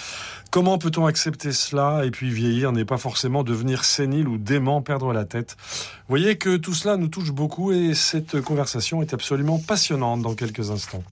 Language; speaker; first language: French; native; French